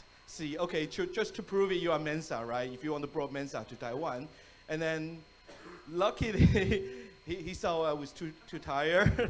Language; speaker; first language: English; non-native, fluent; Chinese